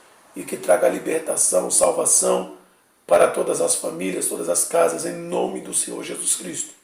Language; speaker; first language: Portuguese; native; Portuguese